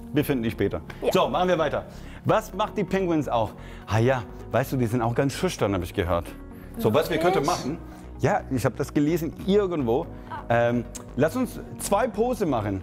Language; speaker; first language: German; non-native, fluent; French